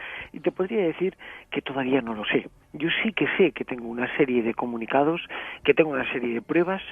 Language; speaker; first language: Spanish; native; Spanish